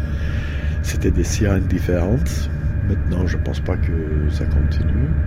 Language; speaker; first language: French; non-native, fluent; Turkish